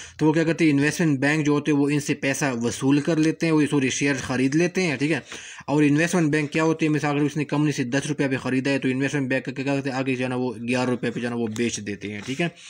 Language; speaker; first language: Urdu; native; Urdu